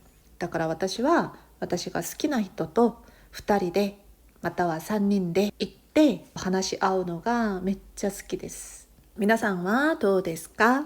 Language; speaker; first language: Japanese; non-native, fluent; Korean